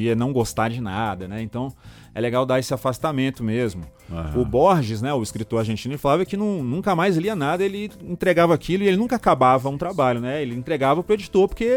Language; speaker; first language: Portuguese; native; Portuguese